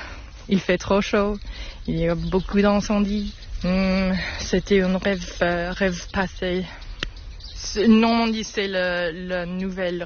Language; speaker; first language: French; non-native, learner; English